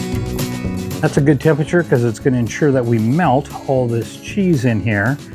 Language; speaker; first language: English; native; English